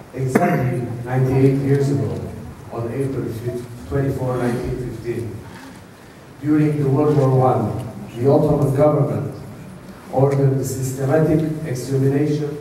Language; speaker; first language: English; non-native, fluent; Armenian